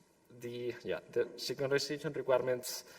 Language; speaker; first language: English; non-native, fluent; Spanish